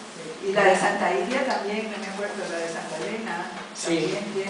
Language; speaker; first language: Spanish; native; Spanish